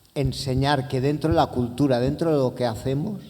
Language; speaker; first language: Spanish; non-native, local second language; Catalan